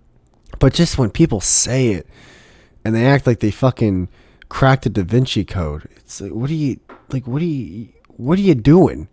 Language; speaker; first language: English; native; English